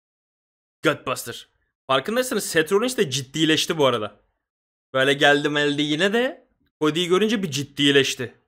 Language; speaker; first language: Turkish; native; Turkish